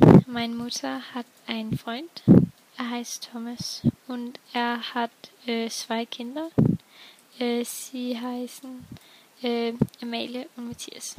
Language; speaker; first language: German; non-native, learner; Danish